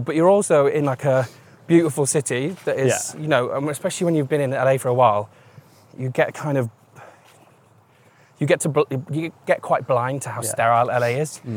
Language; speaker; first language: English; native; English